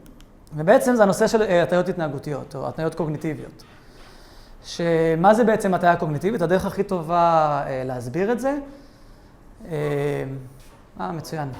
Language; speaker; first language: Hebrew; native; Hebrew